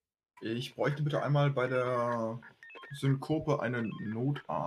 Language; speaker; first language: German; native; German